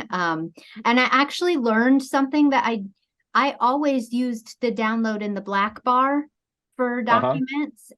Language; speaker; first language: English; native; English